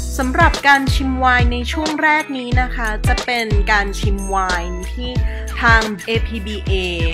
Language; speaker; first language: Thai; native; Thai